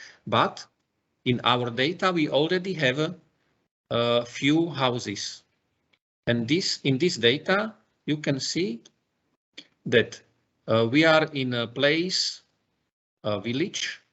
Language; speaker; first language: English; non-native, fluent; Slovak